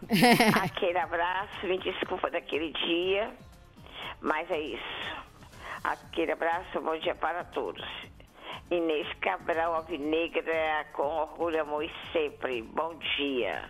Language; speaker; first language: Portuguese; native; Portuguese